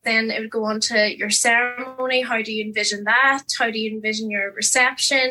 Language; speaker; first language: English; native; English